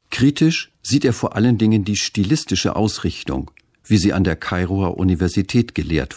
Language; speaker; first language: German; native; German